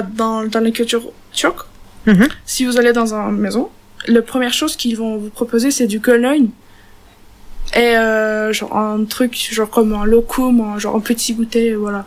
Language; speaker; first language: French; non-native, learner; Turkish